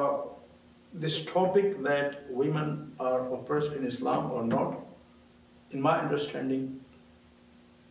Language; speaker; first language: English; non-native, local second language; Urdu